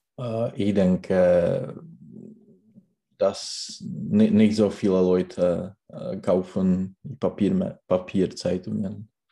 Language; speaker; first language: German; non-native, learner; Czech